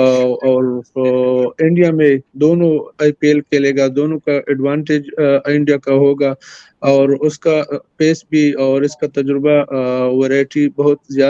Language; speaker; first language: Hindi; non-native, fluent; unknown